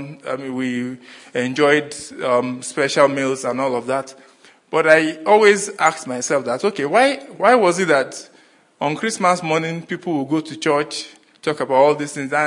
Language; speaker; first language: English; non-native, local second language; Yoruba